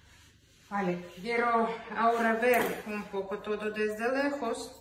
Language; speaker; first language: Spanish; non-native, learner; Ukrainian